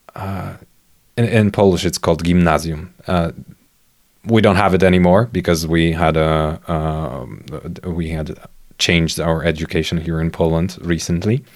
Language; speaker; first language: English; non-native, fluent; Polish